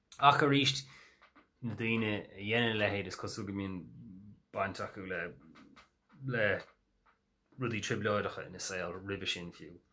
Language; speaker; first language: Irish; non-native, local second language; English